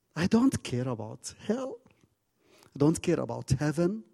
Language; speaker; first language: English; non-native, fluent; Arabic